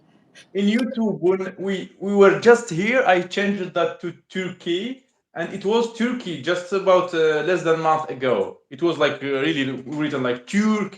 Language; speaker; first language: English; non-native, learner; Russian